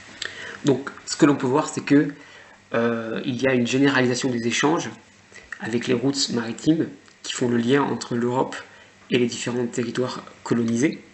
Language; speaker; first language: French; native; French